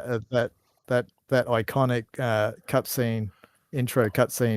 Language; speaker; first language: English; native; English